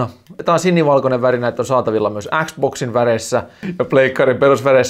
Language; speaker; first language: Finnish; native; Finnish